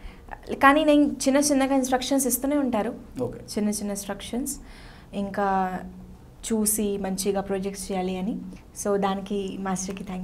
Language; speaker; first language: Telugu; non-native, learner; Hindi